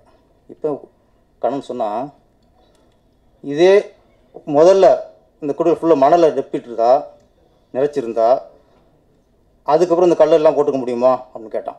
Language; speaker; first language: Tamil; native; Tamil